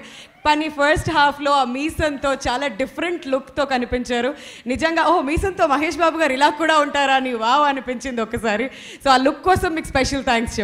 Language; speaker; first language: Telugu; native; Telugu